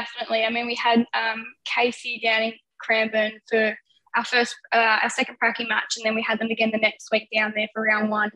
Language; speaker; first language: English; native; English